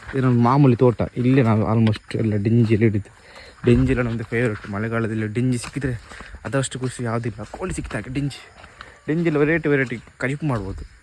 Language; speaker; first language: Kannada; non-native, local second language; Tulu